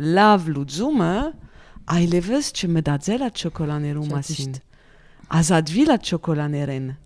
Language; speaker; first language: Armenian; early bilingual, heritage; Armenian